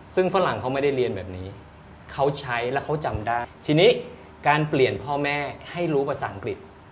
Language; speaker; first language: Thai; native; Thai